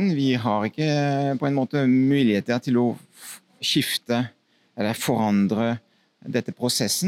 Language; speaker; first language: Norwegian; non-native, fluent; French